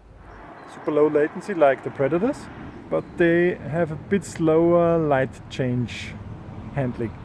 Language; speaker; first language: English; non-native, fluent; German